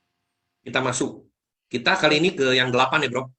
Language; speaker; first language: Indonesian; native; Indonesian